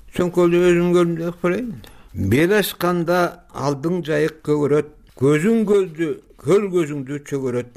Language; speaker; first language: Kyrgyz; native; Kyrgyz